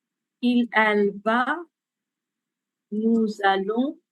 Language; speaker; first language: French; non-native, fluent; Bangla